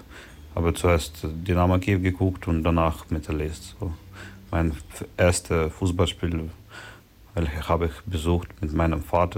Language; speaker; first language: German; non-native, learner; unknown